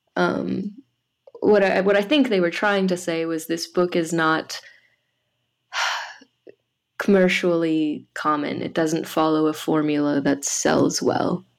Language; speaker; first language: English; early bilingual, other home language; French